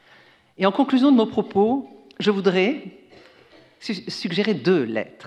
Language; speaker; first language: French; native; French